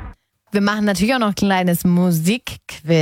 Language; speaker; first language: German; native; German